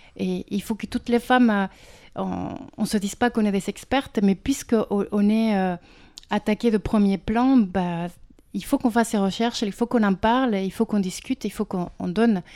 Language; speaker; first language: French; non-native, fluent; Spanish